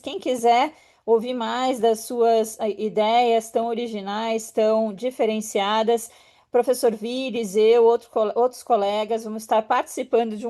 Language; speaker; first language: Portuguese; native; Portuguese